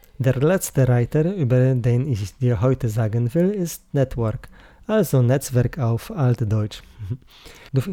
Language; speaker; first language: German; non-native, learner; Polish